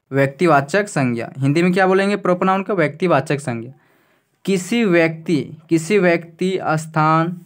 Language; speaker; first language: Hindi; native; Hindi